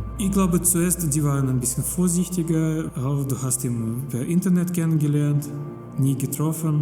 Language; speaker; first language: German; non-native, fluent; Russian